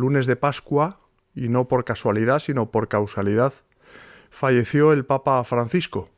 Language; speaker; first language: Spanish; native; Spanish